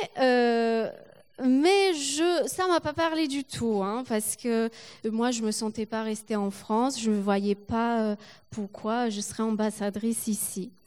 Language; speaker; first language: French; non-native, fluent; Polish